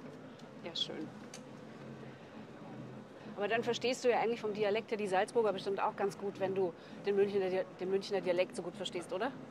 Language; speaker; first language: German; native; German